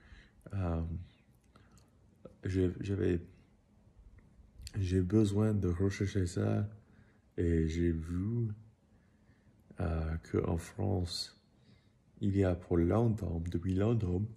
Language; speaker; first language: French; non-native, learner; English